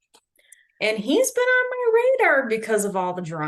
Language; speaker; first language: English; native; English